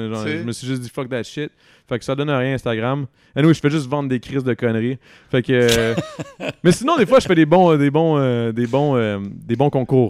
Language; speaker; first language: French; native; French